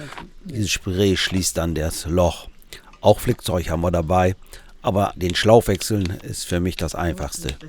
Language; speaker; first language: German; native; German